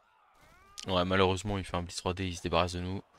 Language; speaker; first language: French; native; French